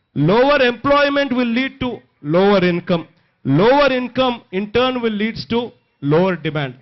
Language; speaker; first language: English; non-native, local second language; Telugu